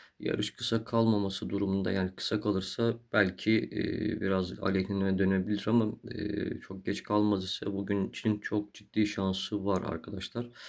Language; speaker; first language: Turkish; native; Turkish